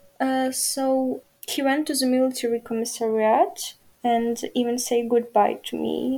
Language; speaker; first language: English; non-native, learner; Ukrainian